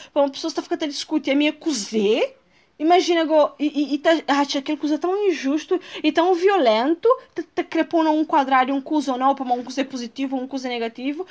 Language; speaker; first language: Portuguese; non-native, local second language; Kabuverdianu